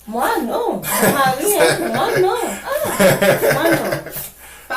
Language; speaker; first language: French; non-native, local second language; Haitian Creole